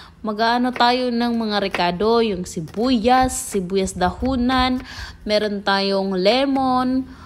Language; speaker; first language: Filipino; non-native, local second language; Cebuano